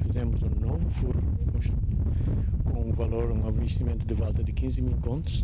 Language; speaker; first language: Portuguese; non-native, local second language; Kabuverdianu